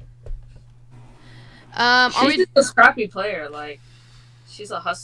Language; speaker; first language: English; native; English